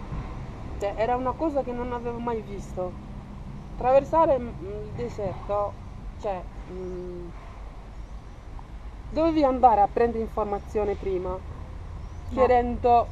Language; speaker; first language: Italian; non-native, fluent; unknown